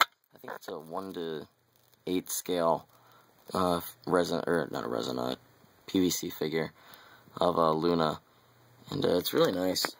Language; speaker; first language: English; native; English